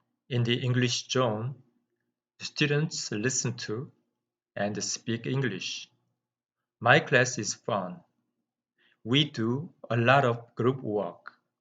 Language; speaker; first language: English; non-native, fluent; Korean